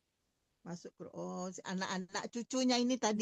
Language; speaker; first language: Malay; non-native, learner; Indonesian